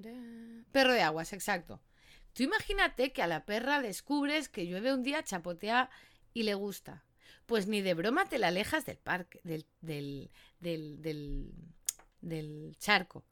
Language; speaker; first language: Spanish; native; Spanish